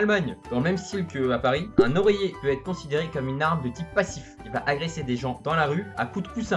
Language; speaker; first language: French; native; French